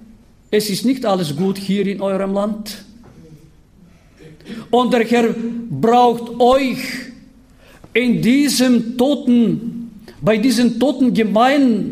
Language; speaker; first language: German; non-native, fluent; Bulgarian